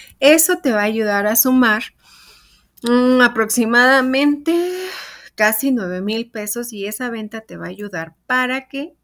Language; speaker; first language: Spanish; native; Spanish